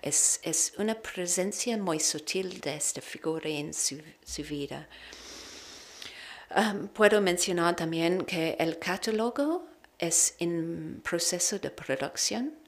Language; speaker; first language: Spanish; non-native, learner; English